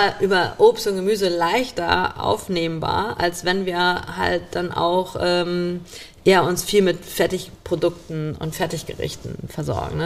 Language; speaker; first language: German; native; German